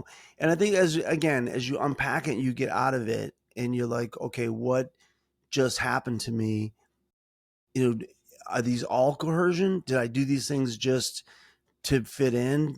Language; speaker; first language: English; native; English